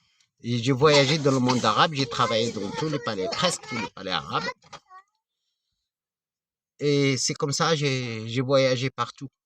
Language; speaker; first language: French; non-native, fluent; Arabic